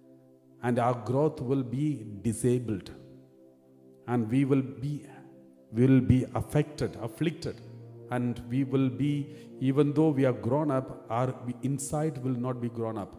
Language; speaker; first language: English; non-native, local second language; Malayalam